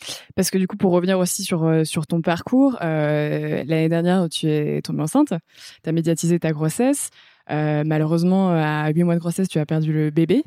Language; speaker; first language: French; native; French